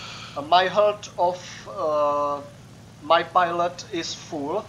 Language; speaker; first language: English; non-native, learner; Czech